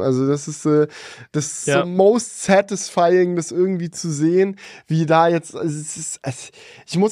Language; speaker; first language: German; native; German